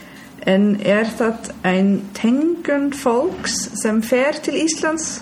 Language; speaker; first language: Icelandic; non-native, learner; German